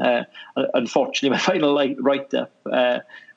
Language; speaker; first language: English; native; English